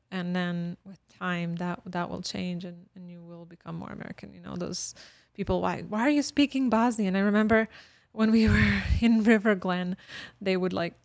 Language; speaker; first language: English; early bilingual, other home language; Bosnian